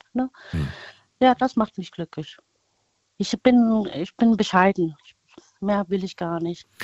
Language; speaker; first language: German; early bilingual, other home language; Vietnamese